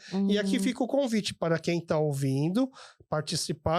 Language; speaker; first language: Portuguese; early bilingual, other home language; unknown